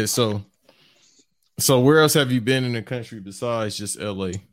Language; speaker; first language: English; native; English